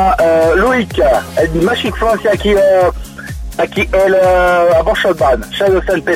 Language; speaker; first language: Hungarian; non-native, learner; French